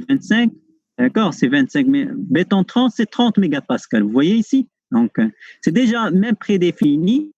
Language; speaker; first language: French; non-native, local second language; Arabic